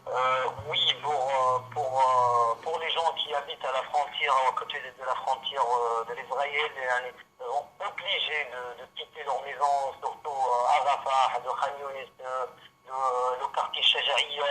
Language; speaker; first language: French; non-native, fluent; Arabic